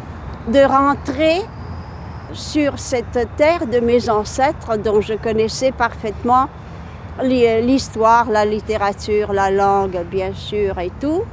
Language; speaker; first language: French; early bilingual, other home language; Russian